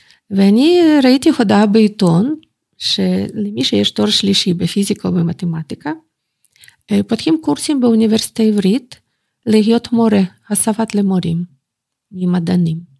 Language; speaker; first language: Hebrew; non-native, fluent; Russian